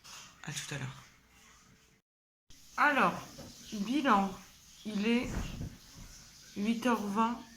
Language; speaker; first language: French; native; French